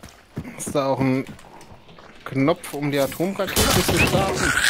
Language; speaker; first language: German; native; German